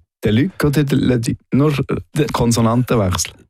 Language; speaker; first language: German; native; German